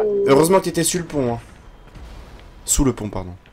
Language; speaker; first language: French; native; French